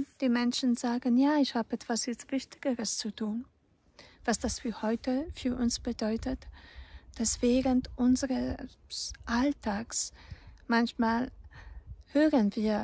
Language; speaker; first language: German; non-native, fluent; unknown